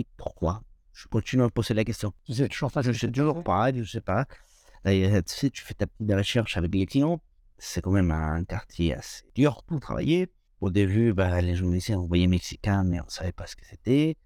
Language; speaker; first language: French; non-native, fluent; Spanish